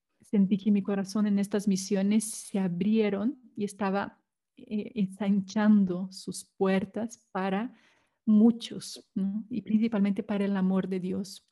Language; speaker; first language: Spanish; non-native, fluent; Portuguese